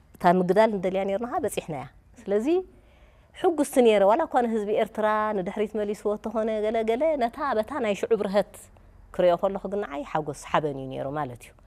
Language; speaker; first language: Tigrinya; native; Tigrinya